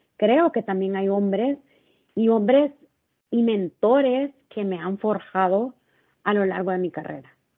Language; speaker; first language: Spanish; native; Spanish